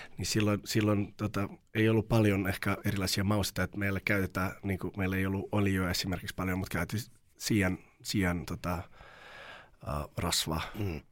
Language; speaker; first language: Finnish; non-native, fluent; Serbian